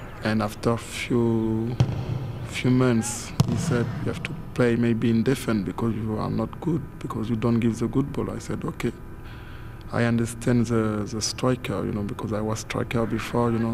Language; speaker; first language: English; non-native, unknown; French